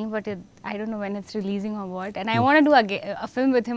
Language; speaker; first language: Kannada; non-native, fluent; Hindi